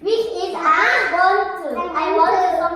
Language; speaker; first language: English; non-native, learner; Korean